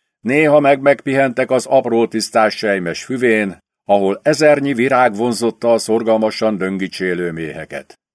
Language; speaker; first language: Hungarian; native; Hungarian